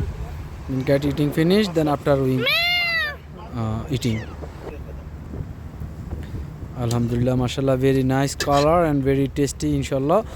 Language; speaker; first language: English; non-native, learner; Bangla